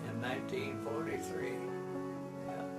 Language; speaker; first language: English; native; English